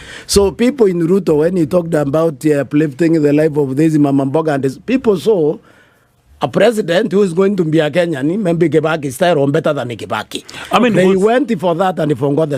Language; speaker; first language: English; non-native, local second language; Meru